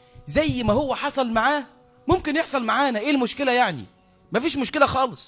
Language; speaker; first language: Arabic; native; Arabic